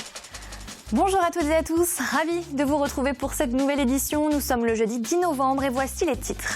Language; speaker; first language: French; native; French